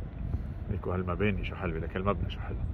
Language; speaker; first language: Arabic; native; Arabic